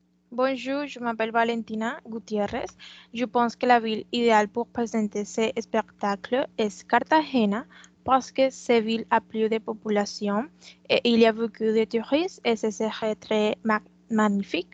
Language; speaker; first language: French; non-native, learner; Spanish